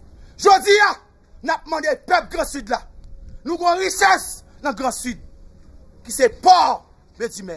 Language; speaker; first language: French; non-native, local second language; Haitian Creole